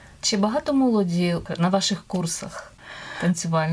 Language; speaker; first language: Ukrainian; native; Ukrainian